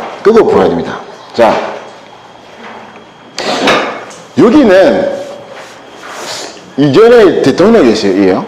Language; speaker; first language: Korean; non-native, learner; French